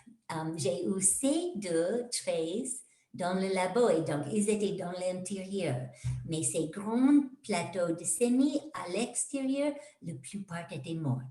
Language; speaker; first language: French; non-native, fluent; English